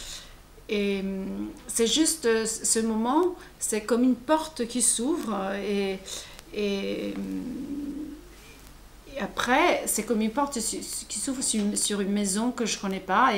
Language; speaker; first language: French; non-native, fluent; Italian